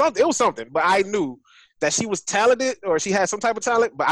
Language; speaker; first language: English; native; English